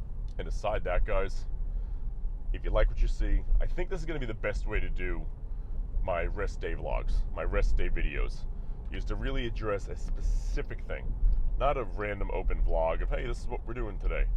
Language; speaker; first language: English; native; English